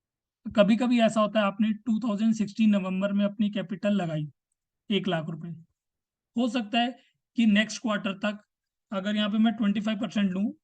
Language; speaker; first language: Hindi; native; Hindi